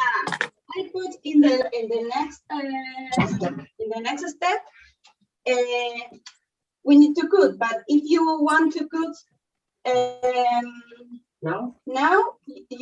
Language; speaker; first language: English; non-native, learner; Spanish